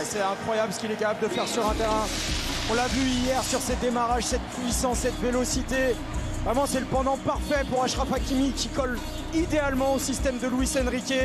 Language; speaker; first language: French; native; French